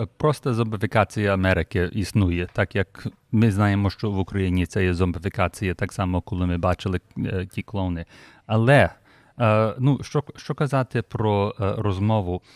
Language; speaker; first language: Ukrainian; early bilingual, heritage; Ukrainian